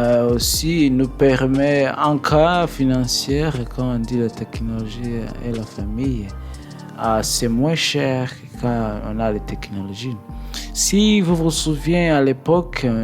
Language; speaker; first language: French; non-native, learner; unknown